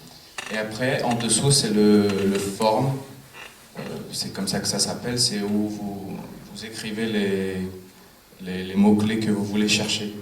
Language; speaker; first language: French; non-native, fluent; Romanian